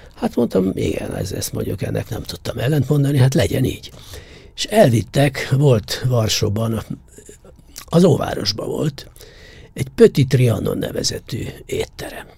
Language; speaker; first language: Hungarian; native; Hungarian